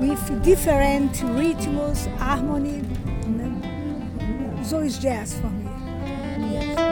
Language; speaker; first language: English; non-native, learner; Portuguese